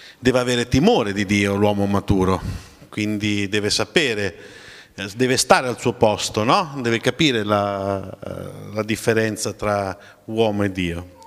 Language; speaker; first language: Italian; native; Italian